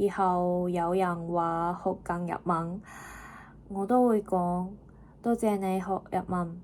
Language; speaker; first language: Cantonese; non-native, learner; Japanese